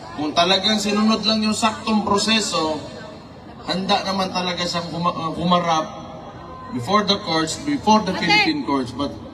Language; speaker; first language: Filipino; non-native, local second language; Cebuano